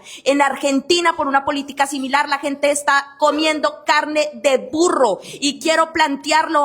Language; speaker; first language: Spanish; native; Spanish